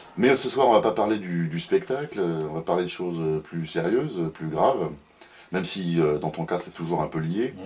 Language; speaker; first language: French; native; French